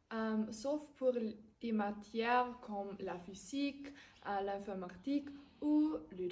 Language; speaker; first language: French; non-native, learner; German